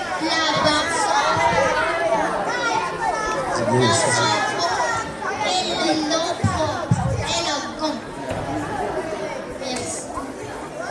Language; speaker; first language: French; non-native, learner; Kinyarwanda